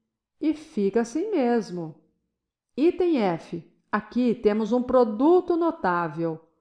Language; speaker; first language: Portuguese; native; Portuguese